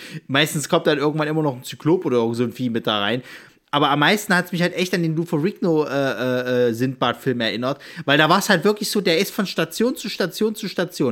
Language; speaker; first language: German; native; German